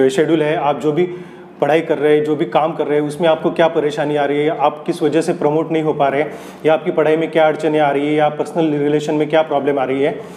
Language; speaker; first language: Hindi; non-native, local second language; Marathi